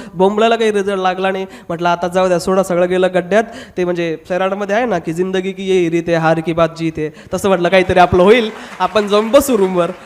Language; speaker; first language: Marathi; non-native, local second language; Hindi